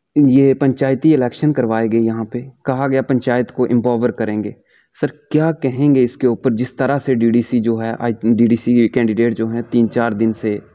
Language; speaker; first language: Hindi; non-native, local second language; Kashmiri